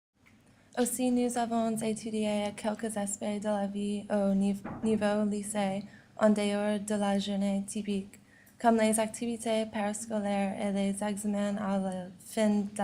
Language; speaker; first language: French; non-native, learner; English